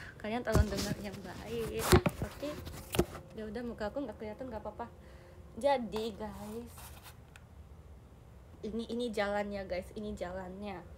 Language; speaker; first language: Indonesian; non-native, learner; Japanese